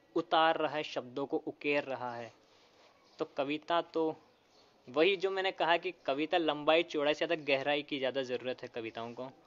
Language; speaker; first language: Hindi; native; Hindi